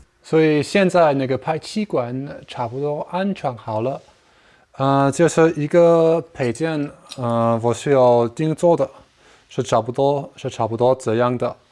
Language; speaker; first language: Chinese; non-native, learner; German